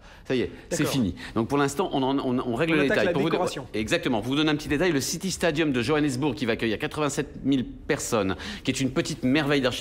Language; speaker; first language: French; native; French